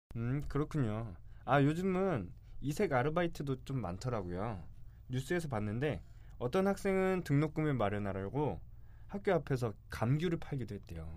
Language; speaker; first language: Korean; native; Korean